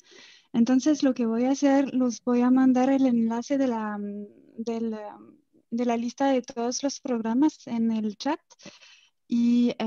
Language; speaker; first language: Spanish; non-native, fluent; French